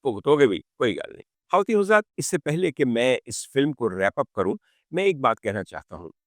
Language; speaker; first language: Urdu; native; Urdu